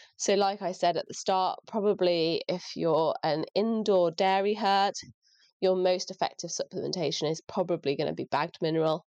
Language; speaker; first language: English; native; English